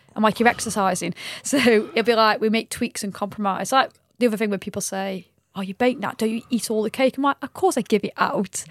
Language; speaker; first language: English; native; English